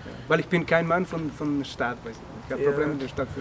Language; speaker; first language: German; non-native, learner; Spanish